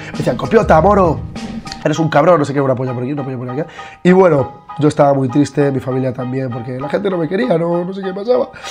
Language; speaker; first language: Spanish; early bilingual, other home language; Arabic